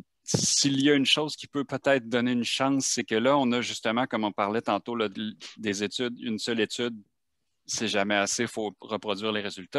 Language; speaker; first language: French; native; French